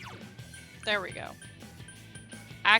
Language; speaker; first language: English; native; English